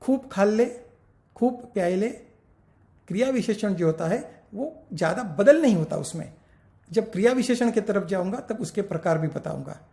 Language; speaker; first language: Hindi; non-native, local second language; Marathi